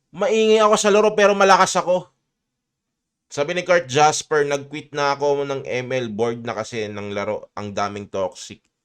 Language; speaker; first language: Filipino; native; Filipino